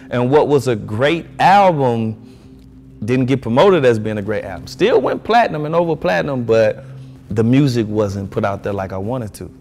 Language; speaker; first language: English; native; English